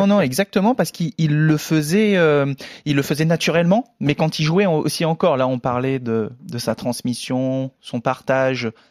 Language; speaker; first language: French; native; French